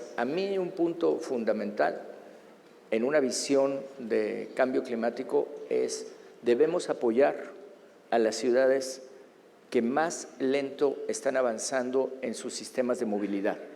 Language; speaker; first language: Spanish; native; Spanish